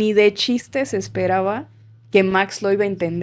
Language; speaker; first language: Spanish; native; Spanish